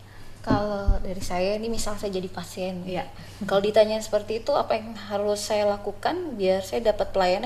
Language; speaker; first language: Indonesian; native; Indonesian